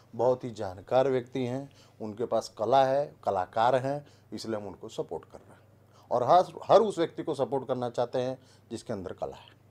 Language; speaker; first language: Hindi; native; Hindi